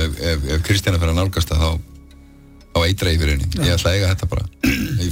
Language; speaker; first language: Icelandic; native; Icelandic